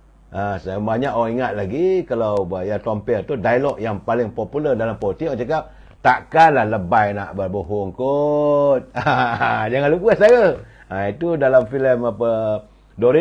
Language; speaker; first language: Malay; native; Malay